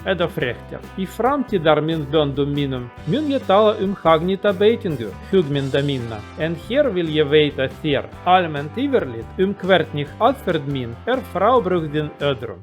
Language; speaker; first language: Icelandic; non-native, learner; Russian